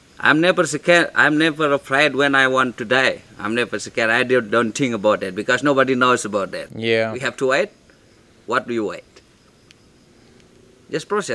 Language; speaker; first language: English; non-native, learner; Indonesian